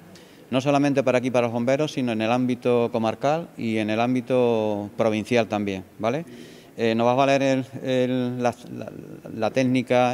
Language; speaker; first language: Spanish; native; Spanish